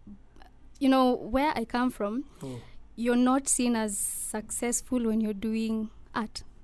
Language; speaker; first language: English; non-native, local second language; Luo (Kenya and Tanzania)